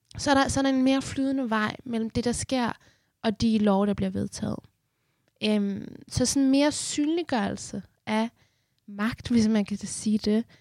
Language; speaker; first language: Danish; early bilingual, other home language; Persian